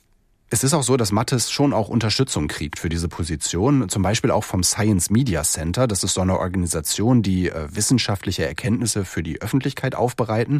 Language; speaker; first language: German; native; German